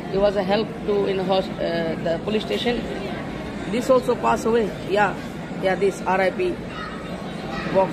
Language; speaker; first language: English; non-native, learner; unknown